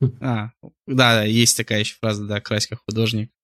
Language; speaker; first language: Russian; native; Russian